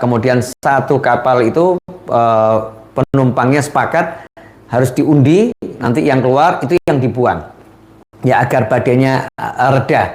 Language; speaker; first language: Indonesian; native; Indonesian